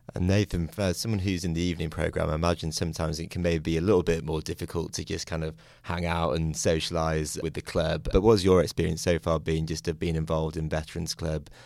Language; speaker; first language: English; native; English